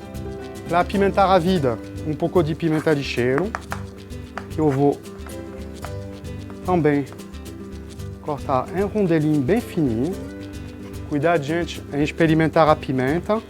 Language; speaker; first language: Portuguese; non-native, fluent; French